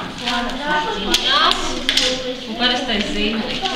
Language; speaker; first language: Latvian; native; Latvian